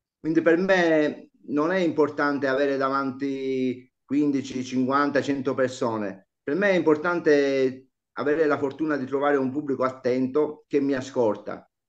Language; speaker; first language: Italian; native; Italian